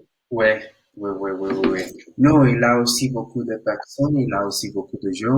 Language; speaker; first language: French; non-native, learner; Spanish